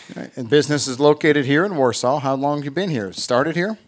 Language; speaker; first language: English; native; English